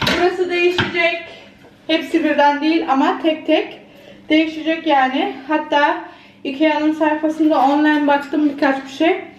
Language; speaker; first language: Turkish; early bilingual, heritage; Turkish